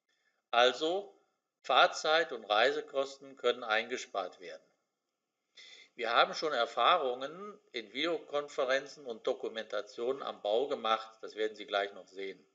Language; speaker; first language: German; native; German